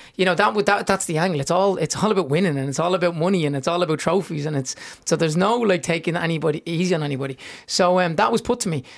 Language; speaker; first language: English; native; English